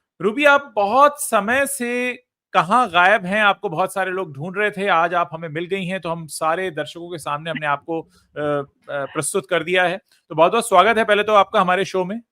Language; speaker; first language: Hindi; native; Hindi